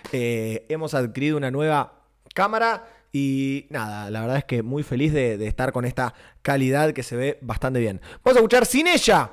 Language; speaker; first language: Spanish; native; Spanish